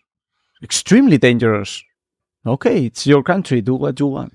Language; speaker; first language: English; non-native, fluent; Spanish